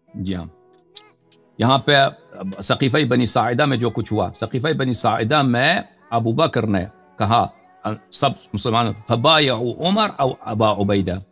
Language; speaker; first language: Urdu; non-native, fluent; Persian